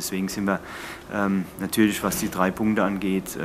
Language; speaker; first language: German; native; German